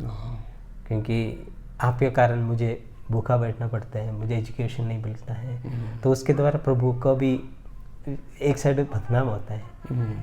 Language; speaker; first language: Hindi; non-native, local second language; Malayalam